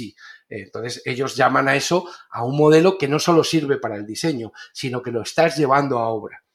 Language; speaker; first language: Spanish; native; Spanish